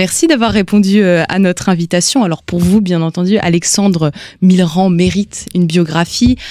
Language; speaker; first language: French; native; French